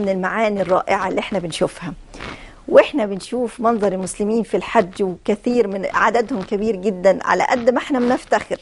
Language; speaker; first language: Arabic; native; Arabic